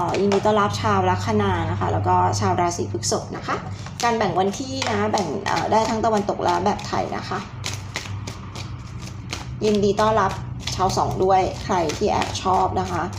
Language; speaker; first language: Thai; native; Thai